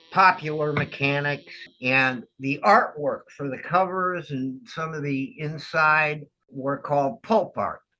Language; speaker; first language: English; native; English